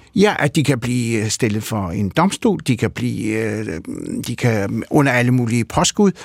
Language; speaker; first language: Danish; early bilingual, other home language; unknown